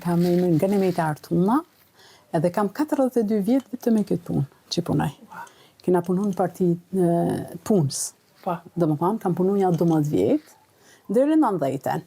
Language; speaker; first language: Albanian; native; Albanian